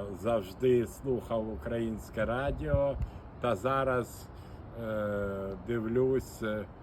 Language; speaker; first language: Ukrainian; non-native, local second language; Russian